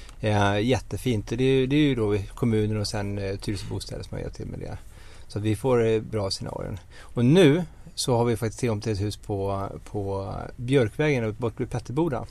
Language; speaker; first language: Swedish; native; Swedish